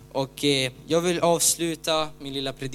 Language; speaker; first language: Swedish; non-native, learner; Ukrainian